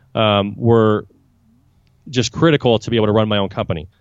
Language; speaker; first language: English; native; English